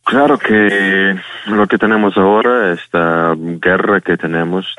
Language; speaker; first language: Spanish; non-native, fluent; Ukrainian